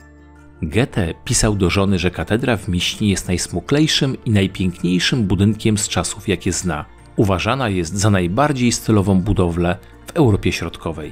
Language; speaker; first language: Polish; native; Polish